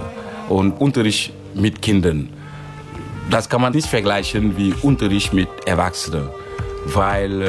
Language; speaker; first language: German; non-native, fluent; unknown